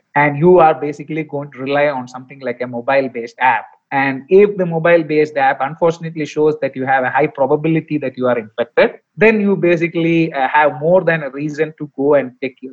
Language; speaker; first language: English; non-native, local second language; Malayalam